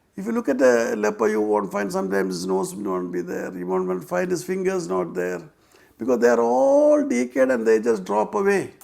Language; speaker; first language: English; non-native, local second language; Malayalam